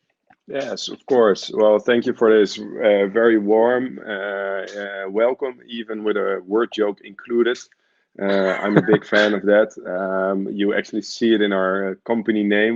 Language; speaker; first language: English; non-native, fluent; Dutch